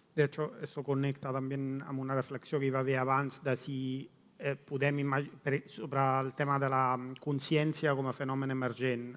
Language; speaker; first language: Catalan; non-native, fluent; Italian